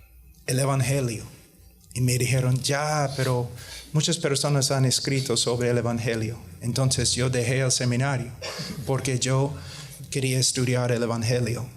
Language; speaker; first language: Spanish; non-native, fluent; English